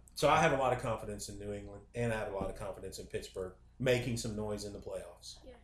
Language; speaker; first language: English; native; English